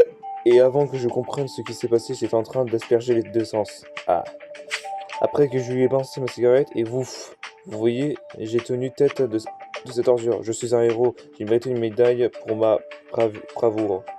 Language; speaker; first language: French; native; French